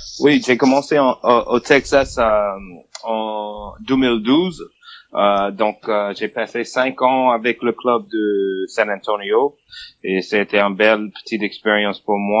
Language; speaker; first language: French; non-native, fluent; English